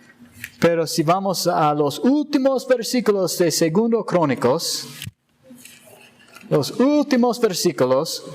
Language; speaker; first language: Spanish; non-native, fluent; English